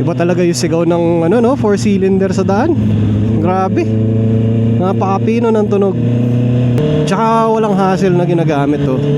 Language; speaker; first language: Filipino; non-native, local second language; Pampanga